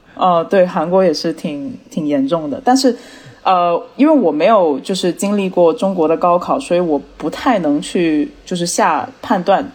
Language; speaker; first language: Chinese; early bilingual, heritage; Chinese